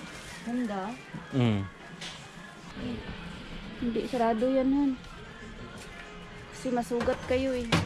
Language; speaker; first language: Filipino; native; Filipino